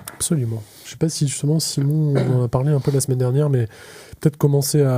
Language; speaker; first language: French; native; French